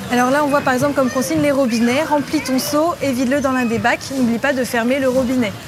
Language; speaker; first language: French; native; French